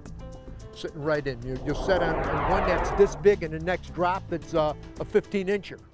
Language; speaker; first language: English; native; English